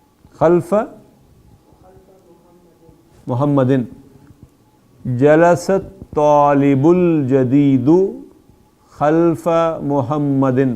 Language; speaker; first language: Arabic; non-native, fluent; Urdu